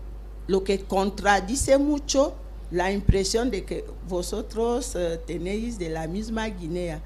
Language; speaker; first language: Spanish; non-native, fluent; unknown